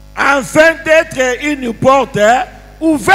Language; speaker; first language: French; non-native, local second language; Lingala